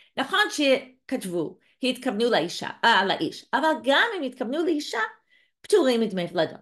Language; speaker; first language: Hebrew; non-native, fluent; English